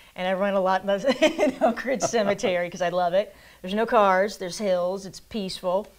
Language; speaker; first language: English; native; English